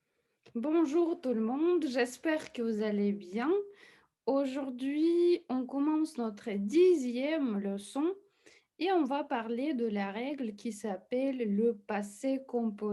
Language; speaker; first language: French; non-native, fluent; Russian